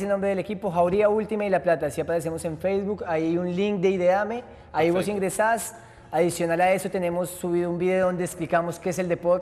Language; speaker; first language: Spanish; native; Spanish